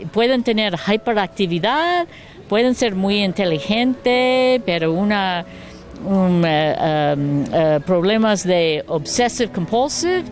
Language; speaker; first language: Spanish; non-native, learner; English